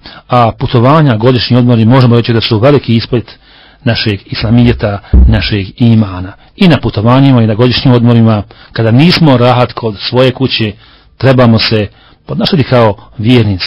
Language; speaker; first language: Serbian; native; Serbian